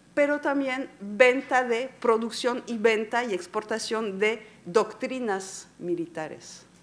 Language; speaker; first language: Spanish; non-native, fluent; French